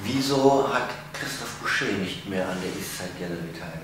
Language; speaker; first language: German; native; German